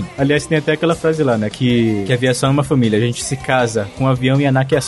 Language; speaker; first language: Portuguese; native; Portuguese